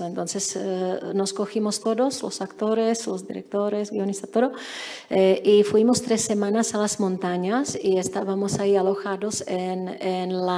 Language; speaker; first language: Spanish; non-native, fluent; Czech